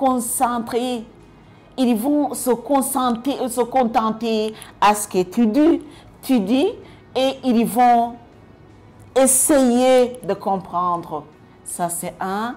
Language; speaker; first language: French; non-native, local second language; Kinyarwanda